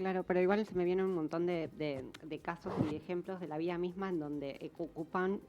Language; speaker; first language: Spanish; native; Spanish